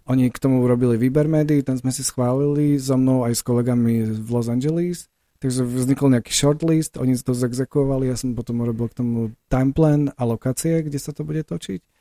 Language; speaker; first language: Slovak; native; Slovak